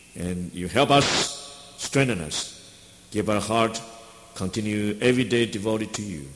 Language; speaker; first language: English; non-native, learner; Chinese